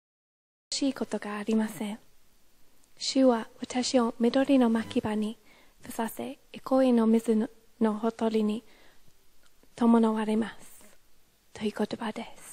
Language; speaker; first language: Japanese; non-native, fluent; English